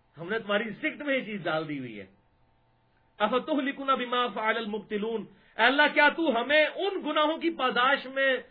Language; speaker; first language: Urdu; non-native, local second language; Punjabi